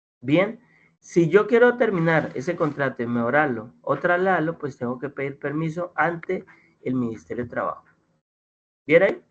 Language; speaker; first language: Spanish; native; Spanish